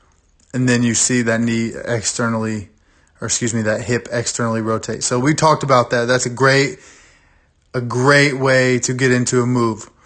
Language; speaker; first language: English; native; English